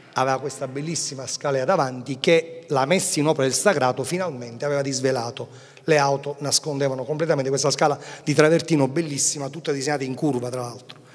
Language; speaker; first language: Italian; native; Italian